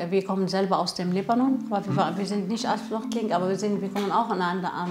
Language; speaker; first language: German; non-native, learner; Arabic